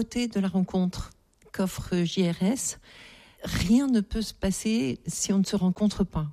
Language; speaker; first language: French; native; French